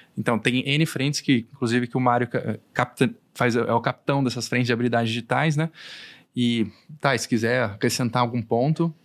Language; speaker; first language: Portuguese; native; Portuguese